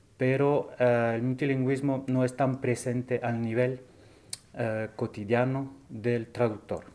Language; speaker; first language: Spanish; non-native, fluent; French